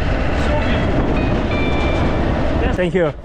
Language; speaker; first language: English; non-native, learner; Korean